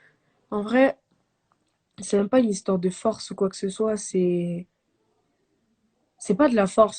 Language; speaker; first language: French; native; French